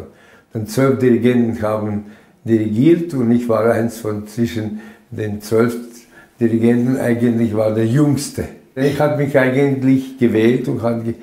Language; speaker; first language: German; non-native, fluent; Latvian